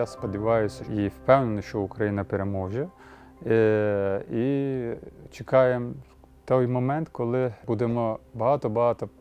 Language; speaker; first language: Ukrainian; non-native, learner; Turkish